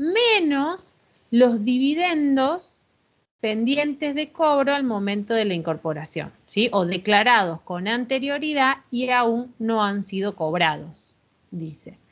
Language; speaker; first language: Spanish; native; Spanish